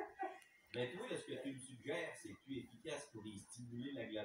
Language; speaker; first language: French; native; French